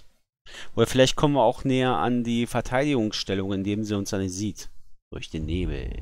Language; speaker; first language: German; native; German